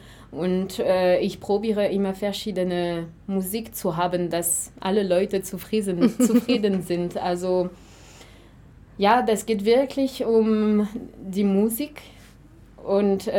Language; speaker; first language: German; non-native, fluent; French